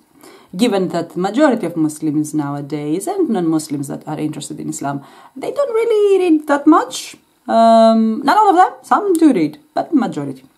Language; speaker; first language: English; non-native, fluent; Greek